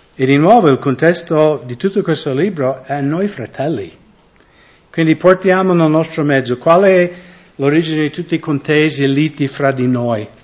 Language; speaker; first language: Italian; non-native, fluent; English